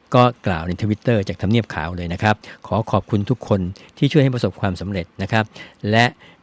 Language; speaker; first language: Thai; native; Thai